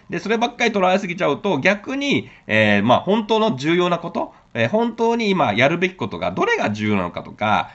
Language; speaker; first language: Japanese; native; Japanese